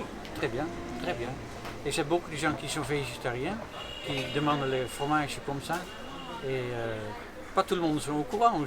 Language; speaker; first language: French; non-native, fluent; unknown